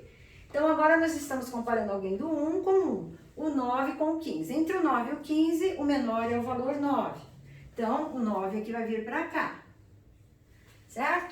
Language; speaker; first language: Portuguese; native; Portuguese